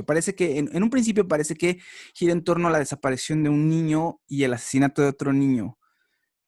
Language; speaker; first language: Spanish; native; Spanish